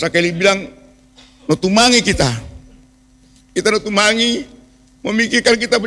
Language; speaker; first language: Indonesian; non-native, local second language; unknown